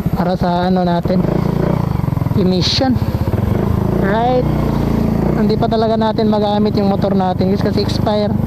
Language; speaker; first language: Filipino; non-native, local second language; Cebuano